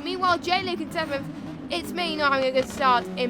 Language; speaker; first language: English; native; English